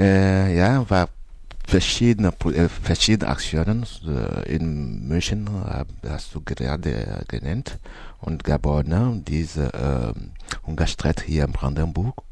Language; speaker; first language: German; non-native, learner; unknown